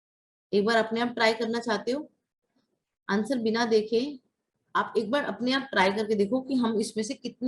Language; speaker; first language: Hindi; native; Hindi